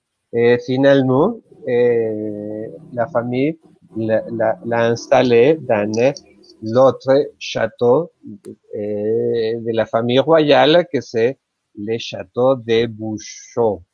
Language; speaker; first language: French; non-native, fluent; Spanish